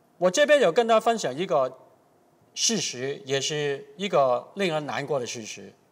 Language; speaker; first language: Chinese; non-native, local second language; Cantonese